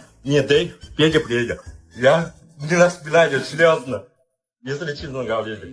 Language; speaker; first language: Russian; non-native, learner; Chinese